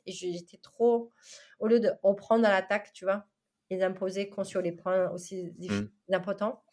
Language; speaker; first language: French; non-native, fluent; Chinese